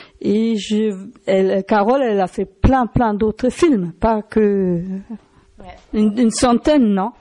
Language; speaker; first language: French; non-native, fluent; German